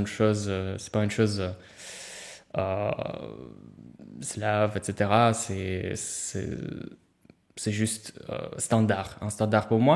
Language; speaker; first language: French; non-native, fluent; Russian